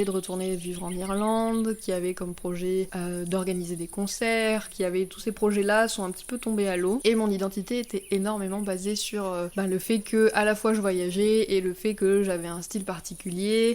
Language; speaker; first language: French; native; French